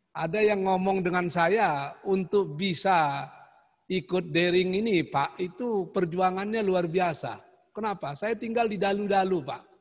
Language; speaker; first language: Indonesian; native; Indonesian